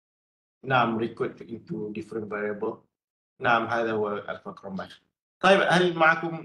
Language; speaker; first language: Arabic; non-native, fluent; Malay